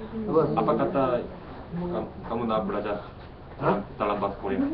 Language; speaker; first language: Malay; non-native, learner; Korean